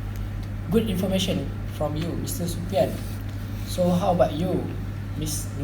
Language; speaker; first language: English; non-native, learner; Malay